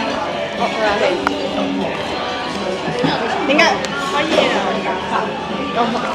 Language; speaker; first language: Cantonese; native; Cantonese